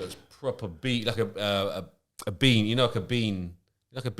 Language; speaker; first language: English; native; English